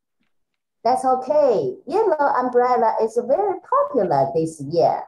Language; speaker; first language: English; non-native, learner; Chinese